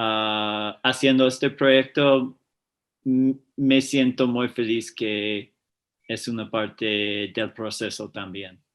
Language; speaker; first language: Spanish; non-native, fluent; English